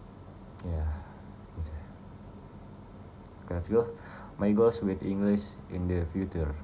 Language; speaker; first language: English; non-native, learner; Indonesian